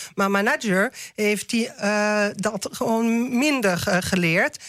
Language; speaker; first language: Dutch; non-native, learner; French